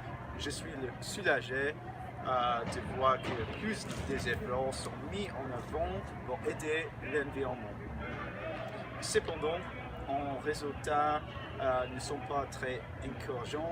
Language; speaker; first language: French; non-native, learner; English